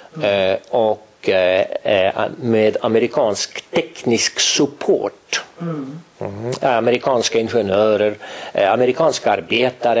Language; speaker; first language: Swedish; non-native, fluent; Estonian